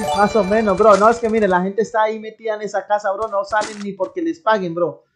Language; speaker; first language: Spanish; native; Spanish